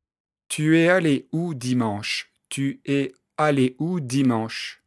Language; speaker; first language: French; native; French